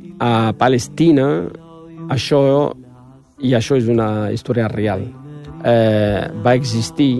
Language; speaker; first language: Catalan; non-native, fluent; Riffian